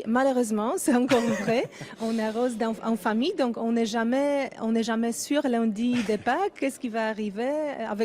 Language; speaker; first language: French; non-native, fluent; Polish